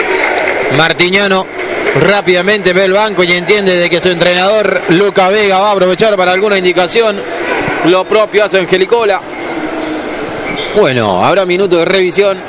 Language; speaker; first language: Spanish; native; Spanish